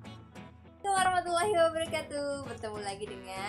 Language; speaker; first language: Indonesian; native; Indonesian